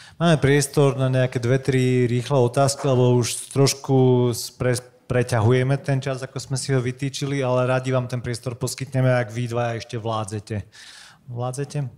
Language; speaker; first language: Slovak; native; Slovak